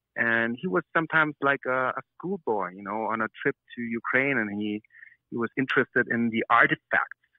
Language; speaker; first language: English; non-native, fluent; German